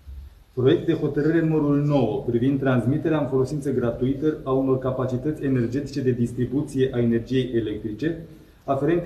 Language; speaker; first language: Romanian; native; Romanian